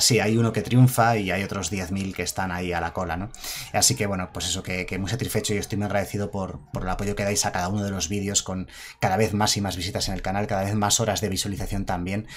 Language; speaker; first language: Spanish; native; Spanish